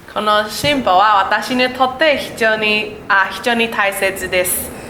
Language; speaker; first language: Japanese; non-native, learner; Chinese